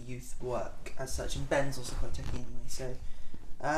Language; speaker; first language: English; native; English